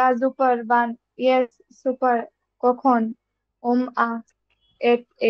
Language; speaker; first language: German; non-native, learner; Bangla